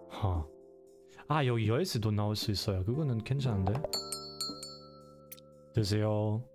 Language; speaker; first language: Korean; non-native, learner; German